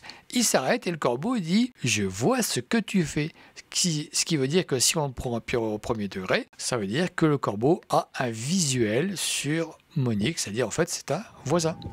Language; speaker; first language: French; native; French